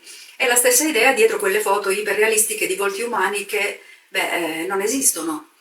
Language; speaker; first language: Italian; native; Italian